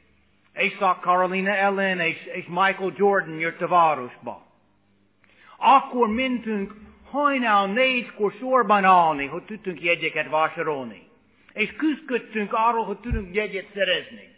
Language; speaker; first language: Hungarian; non-native, fluent; English